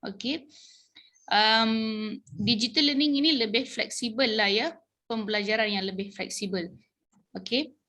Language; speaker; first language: Malay; native; Malay